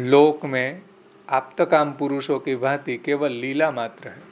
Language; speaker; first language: Hindi; non-native, local second language; Gujarati